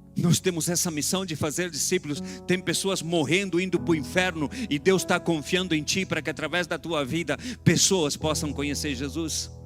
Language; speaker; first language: Portuguese; non-native, fluent; Spanish